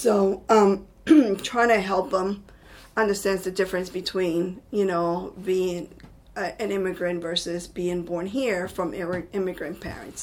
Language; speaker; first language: English; non-native, fluent; Spanish